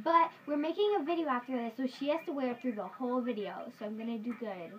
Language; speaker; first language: English; native; English